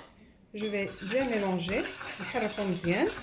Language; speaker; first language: French; non-native, local second language; Arabic